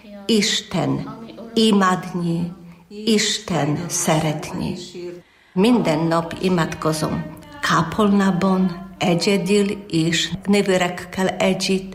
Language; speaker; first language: Hungarian; non-native, learner; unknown